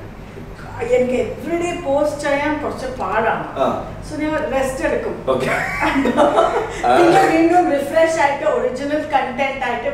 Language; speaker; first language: Malayalam; non-native, fluent; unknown